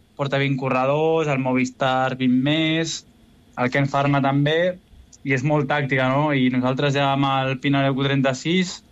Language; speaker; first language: Catalan; native; Catalan